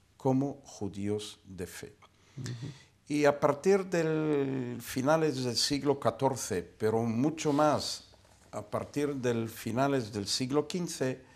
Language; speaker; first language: Spanish; non-native, fluent; Hebrew